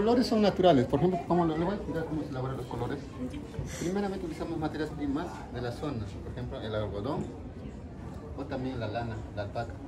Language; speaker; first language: Spanish; native; Spanish